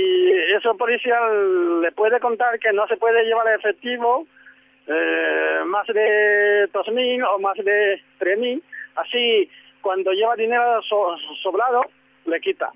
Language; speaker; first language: Spanish; non-native, learner; Chinese